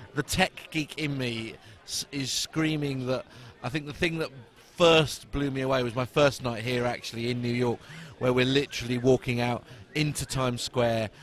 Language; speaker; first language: English; native; English